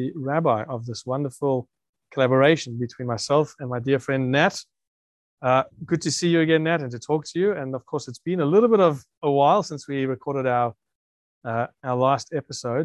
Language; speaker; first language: English; native; English